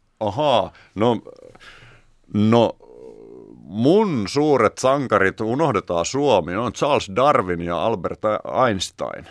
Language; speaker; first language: Finnish; native; Finnish